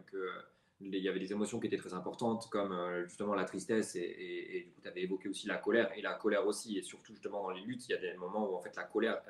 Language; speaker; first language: French; native; French